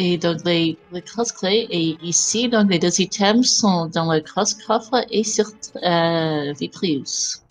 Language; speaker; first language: French; non-native, fluent; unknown